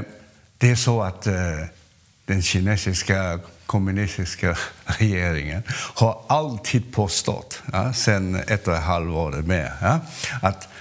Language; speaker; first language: Swedish; non-native, fluent; Cantonese